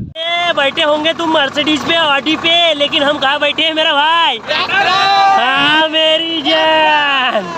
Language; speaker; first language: Hindi; non-native, local second language; Marathi